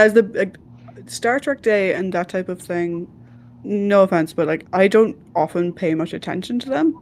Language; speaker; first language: English; native; English